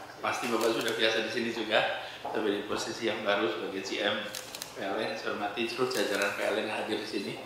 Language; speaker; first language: Indonesian; native; Indonesian